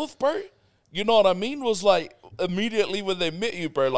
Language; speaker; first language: English; native; English